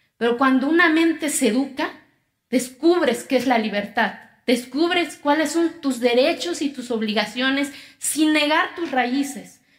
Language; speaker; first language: Spanish; non-native, local second language; Zapotec